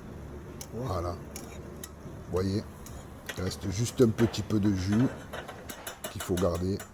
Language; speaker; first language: French; native; French